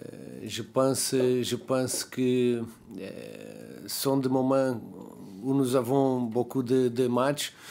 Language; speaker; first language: French; non-native, learner; Portuguese